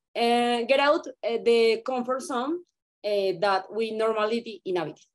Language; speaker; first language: English; non-native, learner; Spanish